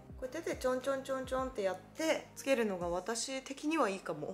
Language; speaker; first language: Japanese; native; Japanese